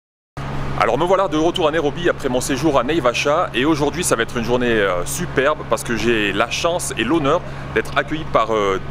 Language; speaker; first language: French; native; French